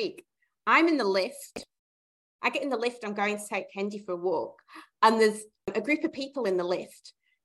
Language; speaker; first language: English; native; English